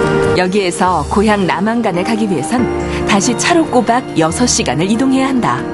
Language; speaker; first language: Korean; native; Korean